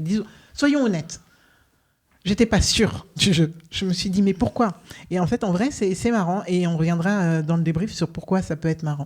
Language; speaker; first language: French; native; French